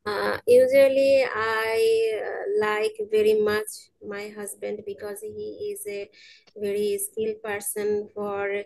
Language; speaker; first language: English; non-native, learner; Bangla